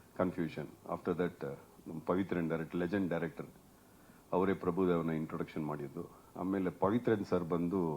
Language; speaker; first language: Kannada; non-native, learner; Tamil